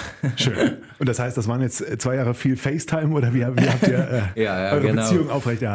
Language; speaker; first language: German; native; German